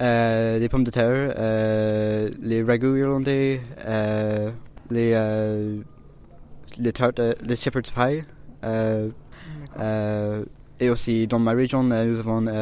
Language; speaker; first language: French; non-native, learner; English